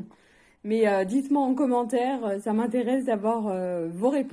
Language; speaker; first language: French; native; French